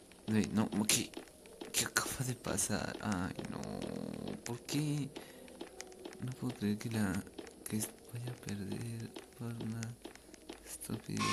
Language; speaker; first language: Spanish; native; Spanish